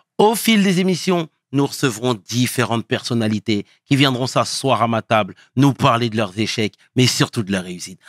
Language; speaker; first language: French; early bilingual, other home language; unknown